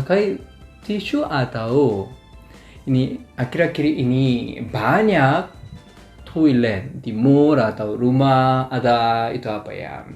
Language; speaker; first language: Indonesian; non-native, learner; Korean